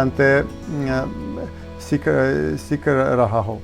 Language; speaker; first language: Hindi; non-native, learner; Russian